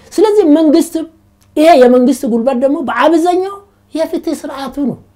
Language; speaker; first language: Amharic; non-native, local second language; Oromo